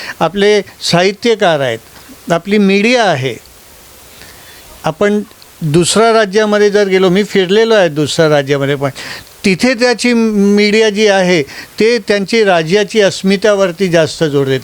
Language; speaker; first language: Marathi; non-native, local second language; Gujarati